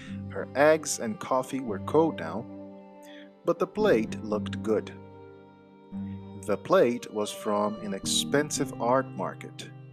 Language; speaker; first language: English; non-native, fluent; Portuguese